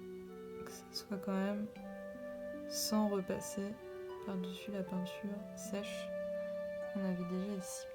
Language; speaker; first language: French; native; French